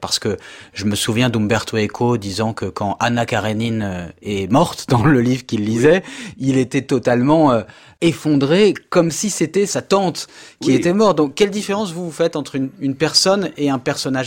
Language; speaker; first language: French; native; French